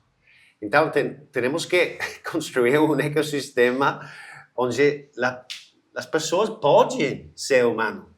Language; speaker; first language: Portuguese; non-native, learner; English